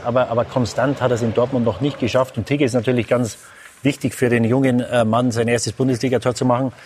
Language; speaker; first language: German; native; German